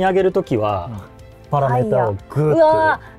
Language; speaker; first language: Japanese; native; Japanese